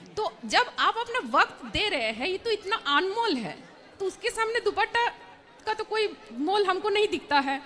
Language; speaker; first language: Hindi; non-native, local second language; Bangla